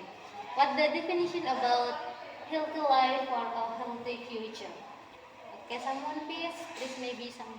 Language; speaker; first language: English; non-native, learner; Indonesian